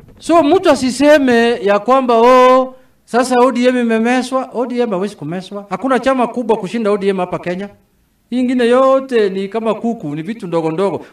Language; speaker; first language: Swahili; non-native, local second language; Somali